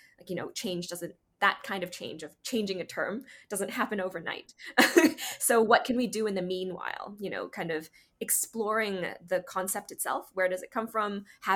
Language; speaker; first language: English; native; English